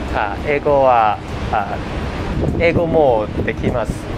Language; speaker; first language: Japanese; non-native, learner; Cantonese